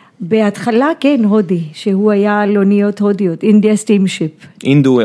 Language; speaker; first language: Hebrew; non-native, fluent; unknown